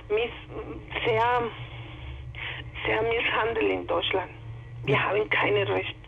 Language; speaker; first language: German; non-native, learner; Spanish